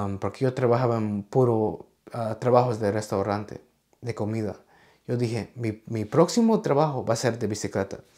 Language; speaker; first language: Spanish; early bilingual, heritage; Spanish